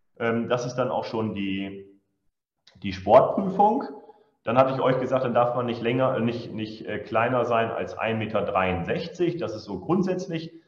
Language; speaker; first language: German; native; German